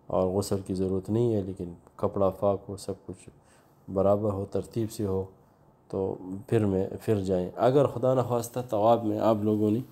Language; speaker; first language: Urdu; non-native, local second language; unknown